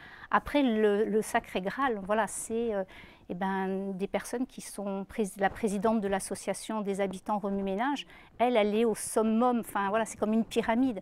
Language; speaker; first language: French; native; French